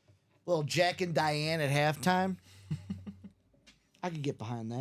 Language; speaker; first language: English; native; English